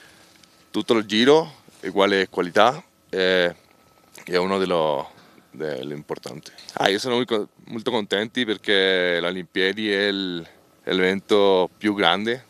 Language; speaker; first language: Italian; non-native, learner; Spanish